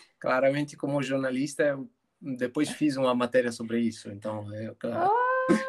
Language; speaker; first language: Portuguese; non-native, fluent; Italian